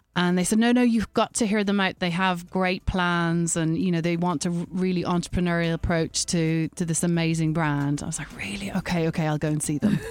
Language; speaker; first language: English; native; English